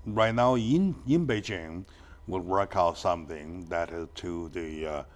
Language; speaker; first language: English; non-native, fluent; Chinese